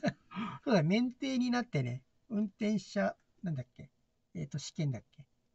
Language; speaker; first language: Japanese; native; Japanese